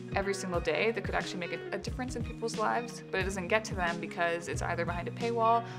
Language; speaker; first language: English; native; English